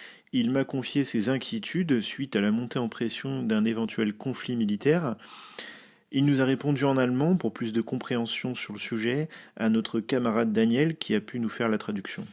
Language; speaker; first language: French; native; French